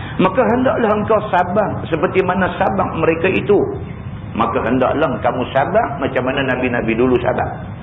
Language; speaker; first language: Malay; native; Malay